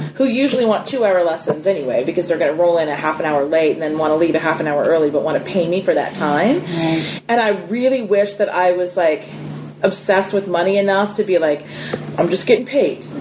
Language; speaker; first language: English; native; English